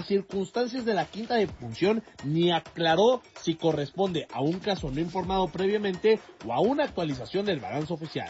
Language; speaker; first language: Spanish; native; Spanish